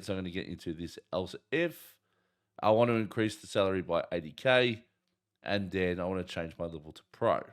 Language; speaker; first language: English; native; English